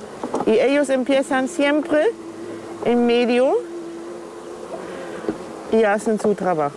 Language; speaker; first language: Spanish; non-native, fluent; German